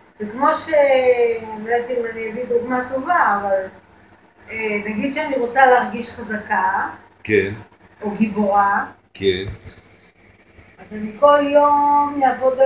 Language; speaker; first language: Hebrew; native; Hebrew